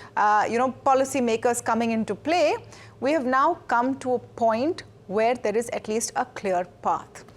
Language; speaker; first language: English; non-native, local second language; Hindi